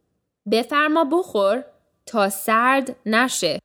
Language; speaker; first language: Persian; early bilingual, heritage; Persian